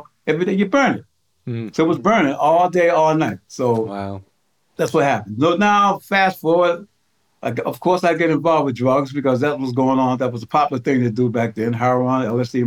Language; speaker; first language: English; native; English